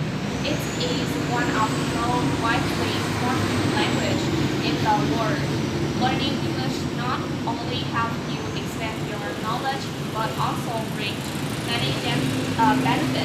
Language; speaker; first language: English; non-native, learner; Vietnamese